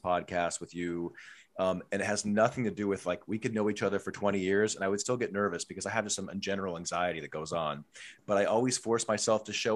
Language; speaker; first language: English; native; English